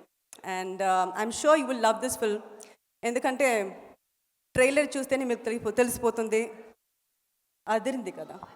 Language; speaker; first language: Telugu; non-native, fluent; Tamil